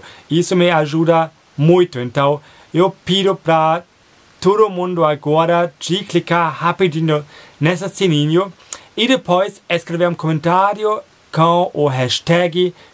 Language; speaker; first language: Portuguese; non-native, fluent; German